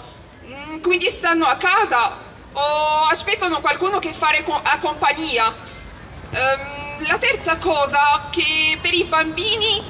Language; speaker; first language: Italian; early bilingual, other home language; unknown